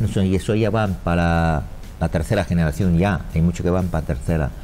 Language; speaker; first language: Spanish; non-native, learner; Chinese